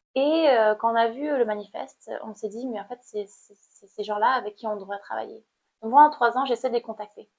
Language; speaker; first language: French; non-native, fluent; Khmer